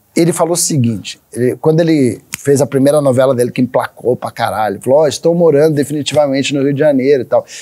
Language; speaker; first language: Portuguese; native; Portuguese